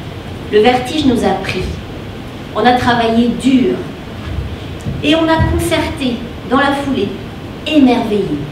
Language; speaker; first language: French; native; French